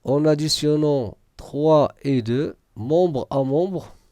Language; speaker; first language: French; non-native, local second language; Arabic